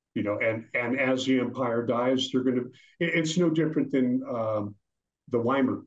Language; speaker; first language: English; native; English